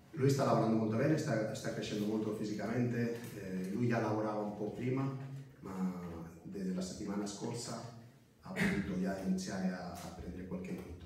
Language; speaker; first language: Italian; non-native, fluent; Spanish